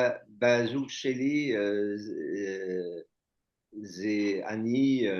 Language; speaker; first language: Hebrew; non-native, learner; French